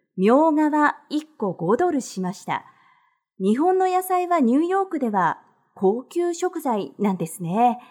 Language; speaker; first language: Japanese; native; Japanese